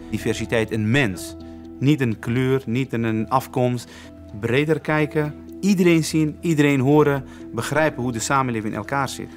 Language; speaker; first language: Dutch; non-native, fluent; Central Kurdish